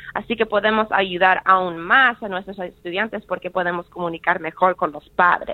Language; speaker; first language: Spanish; early bilingual, heritage; Spanish